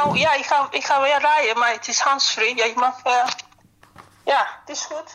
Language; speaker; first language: Dutch; non-native, learner; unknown